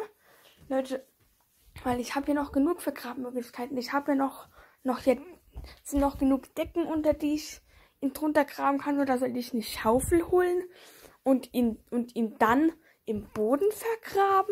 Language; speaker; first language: German; native; German